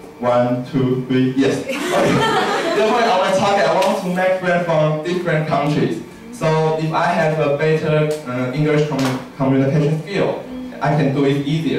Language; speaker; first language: English; non-native, learner; Chinese